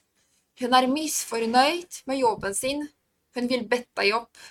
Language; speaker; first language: Norwegian; non-native, fluent; Polish